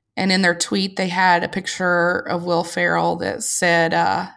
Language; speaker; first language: English; native; English